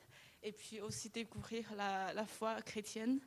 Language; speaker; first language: French; non-native, fluent; Chinese